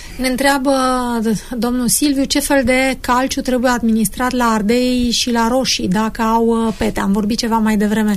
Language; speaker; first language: Romanian; native; Romanian